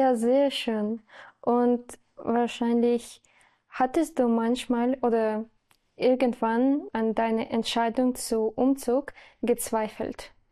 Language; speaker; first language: German; non-native, learner; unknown